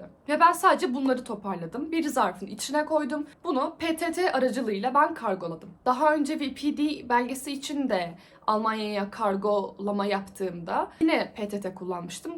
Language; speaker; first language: Turkish; native; Turkish